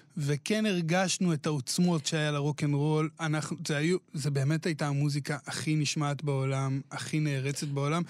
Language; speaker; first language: Hebrew; native; Hebrew